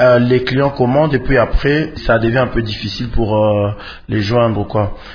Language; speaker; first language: French; non-native, local second language; Lingala